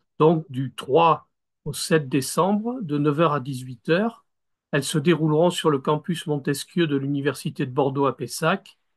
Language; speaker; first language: French; native; French